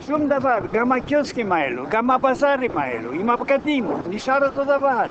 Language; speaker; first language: Hebrew; non-native, fluent; Romanian